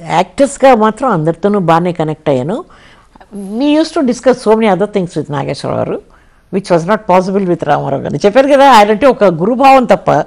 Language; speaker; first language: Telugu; non-native, local second language; English